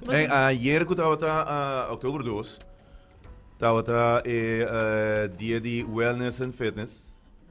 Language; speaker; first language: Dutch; non-native, local second language; Papiamento